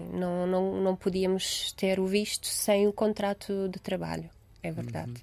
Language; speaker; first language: Portuguese; non-native, fluent; Romanian